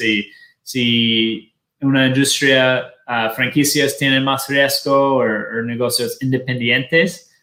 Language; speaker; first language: Spanish; non-native, fluent; Portuguese